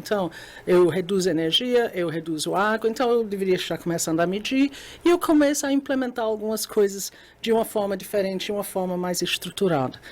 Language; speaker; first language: Portuguese; non-native, fluent; English